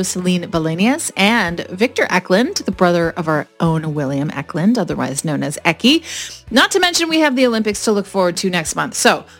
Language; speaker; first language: English; native; English